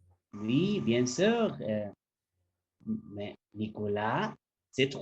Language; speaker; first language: French; non-native, learner; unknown